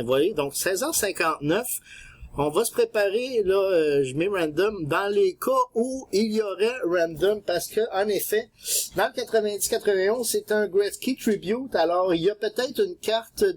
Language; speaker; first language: French; native; French